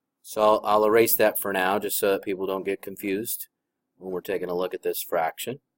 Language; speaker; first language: English; native; English